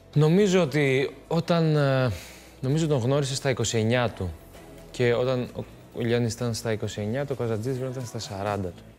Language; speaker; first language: Greek; early bilingual, other home language; Albanian